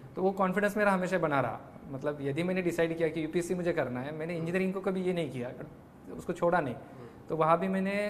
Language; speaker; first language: Hindi; non-native, local second language; Marathi